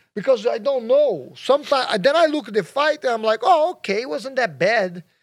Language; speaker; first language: English; non-native, learner; Portuguese